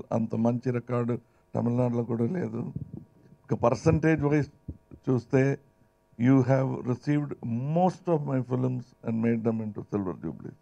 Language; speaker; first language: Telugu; non-native, fluent; Tamil